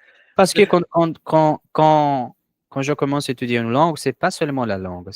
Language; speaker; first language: French; non-native, learner; Portuguese